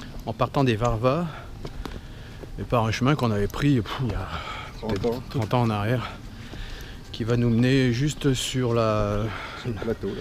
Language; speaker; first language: French; native; French